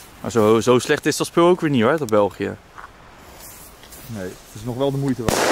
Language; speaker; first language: Dutch; native; Dutch